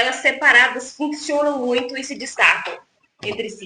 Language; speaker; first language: Portuguese; native; Portuguese